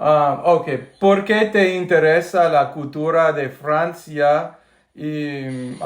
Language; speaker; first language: Spanish; non-native, fluent; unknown